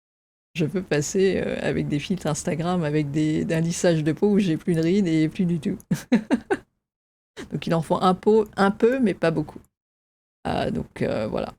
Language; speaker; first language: French; native; French